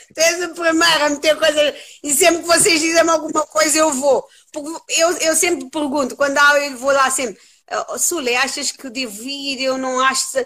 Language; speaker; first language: Portuguese; non-native, local second language; Kabuverdianu